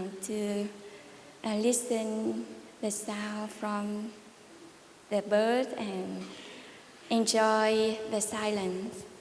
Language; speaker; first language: English; non-native, learner; Vietnamese